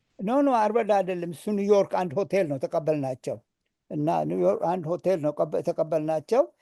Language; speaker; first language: Amharic; non-native, local second language; Oromo